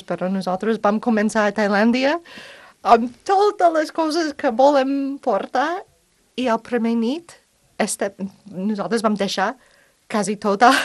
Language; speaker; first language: Catalan; non-native, fluent; English